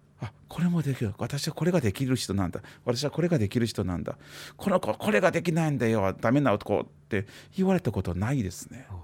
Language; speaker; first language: Japanese; non-native, fluent; Chinese